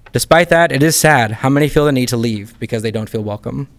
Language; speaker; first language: English; native; English